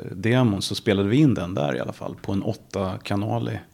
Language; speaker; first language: Swedish; native; Swedish